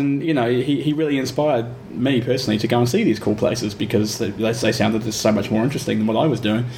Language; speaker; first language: English; native; English